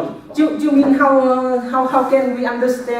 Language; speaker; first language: English; non-native, learner; Vietnamese